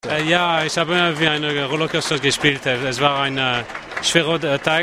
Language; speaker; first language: German; non-native, learner; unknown